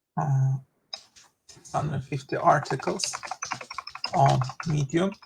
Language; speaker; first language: English; non-native, fluent; Turkish